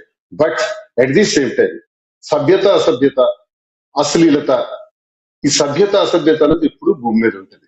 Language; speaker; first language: Telugu; native; Telugu